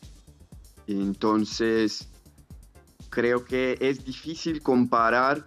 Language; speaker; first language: Spanish; non-native, fluent; Portuguese